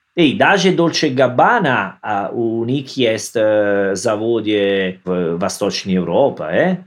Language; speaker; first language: Russian; non-native, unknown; Italian